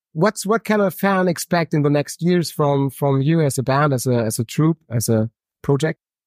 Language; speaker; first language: English; non-native, fluent; German